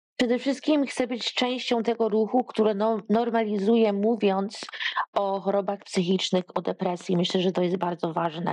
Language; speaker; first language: Polish; early bilingual, heritage; Polish